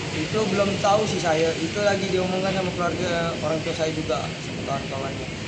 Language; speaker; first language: Indonesian; native; Indonesian